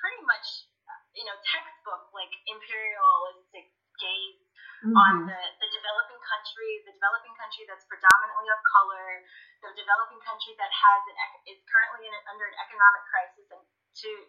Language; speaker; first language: English; native; English